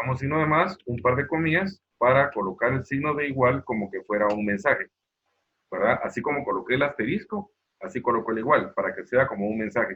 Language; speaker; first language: Spanish; native; Spanish